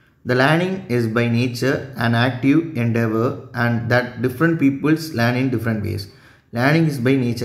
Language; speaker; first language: English; non-native, local second language; Tamil